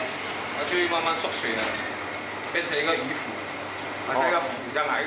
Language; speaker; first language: Chinese; native; Chinese